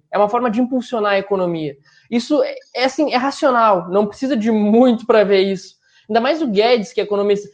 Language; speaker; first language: Portuguese; native; Portuguese